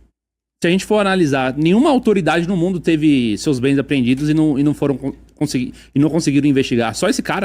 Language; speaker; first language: Portuguese; native; Portuguese